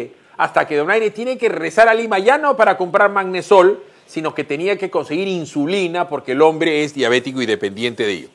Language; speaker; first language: Spanish; native; Spanish